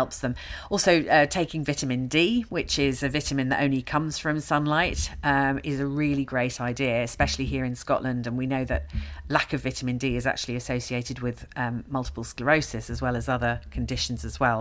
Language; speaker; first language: English; native; English